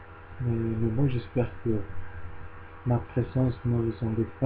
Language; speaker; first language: French; non-native, learner; Spanish